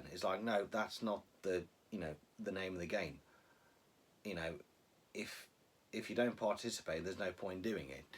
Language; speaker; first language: English; native; English